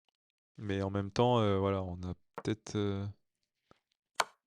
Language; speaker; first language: French; native; French